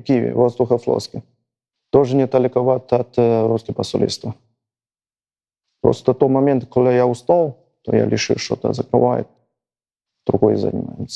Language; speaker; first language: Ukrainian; non-native, learner; Chinese